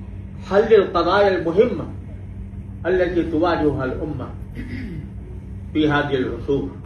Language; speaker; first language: Arabic; non-native, fluent; Urdu